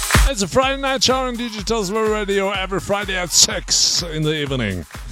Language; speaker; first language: English; non-native, learner; German